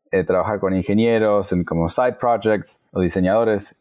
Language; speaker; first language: Spanish; native; Spanish